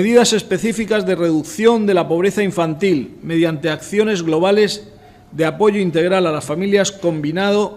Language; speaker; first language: Spanish; native; Spanish